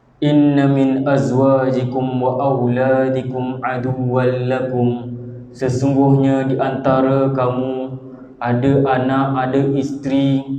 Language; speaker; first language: Malay; native; Malay